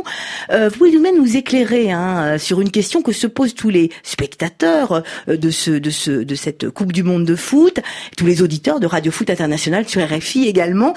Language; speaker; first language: French; native; French